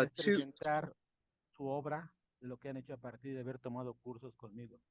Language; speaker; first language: Spanish; native; Spanish